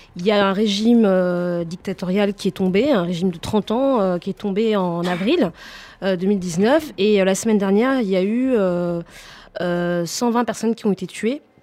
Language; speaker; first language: French; native; French